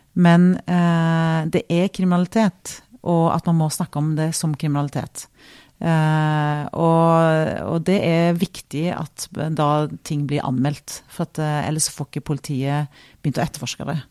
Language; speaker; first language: Norwegian; native; Norwegian